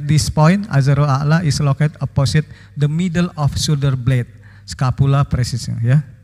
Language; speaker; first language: English; non-native, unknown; Indonesian